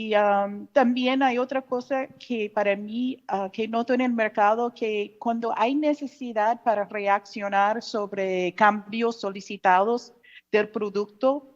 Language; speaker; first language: Spanish; non-native, fluent; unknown